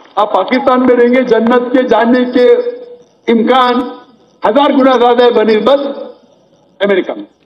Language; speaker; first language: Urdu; non-native, local second language; Konkani